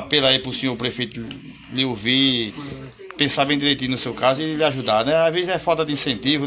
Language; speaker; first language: Portuguese; native; Portuguese